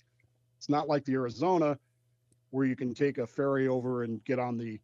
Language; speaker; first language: English; native; English